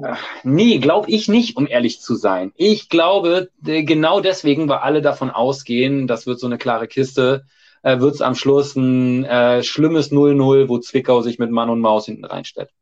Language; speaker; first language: German; native; German